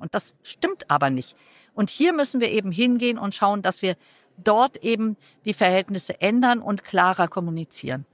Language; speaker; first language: German; native; German